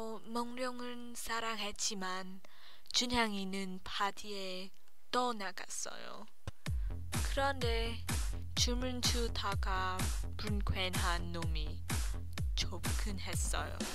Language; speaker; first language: Korean; non-native, learner; English